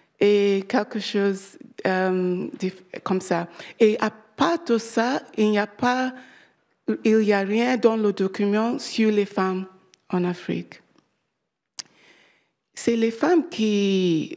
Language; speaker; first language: French; non-native, learner; English